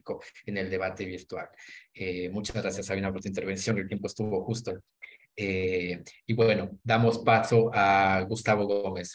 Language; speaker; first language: Spanish; native; Spanish